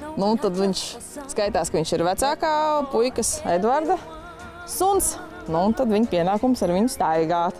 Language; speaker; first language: Latvian; native; Latvian